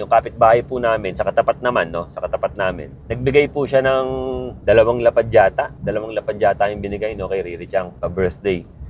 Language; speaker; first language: Filipino; native; Filipino